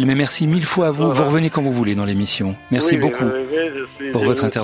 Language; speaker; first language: French; native; French